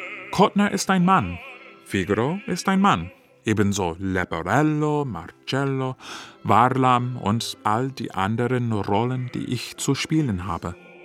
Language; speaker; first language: German; non-native, fluent; English